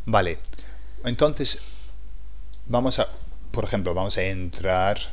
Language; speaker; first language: Spanish; non-native, fluent; English